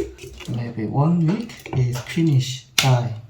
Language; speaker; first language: English; non-native, learner; Korean